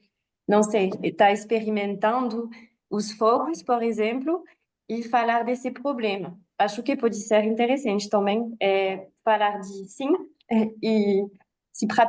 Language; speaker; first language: Portuguese; non-native, fluent; French